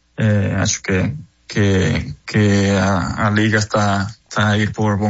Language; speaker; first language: Portuguese; non-native, fluent; Spanish